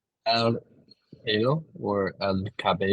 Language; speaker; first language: Spanish; non-native, learner; English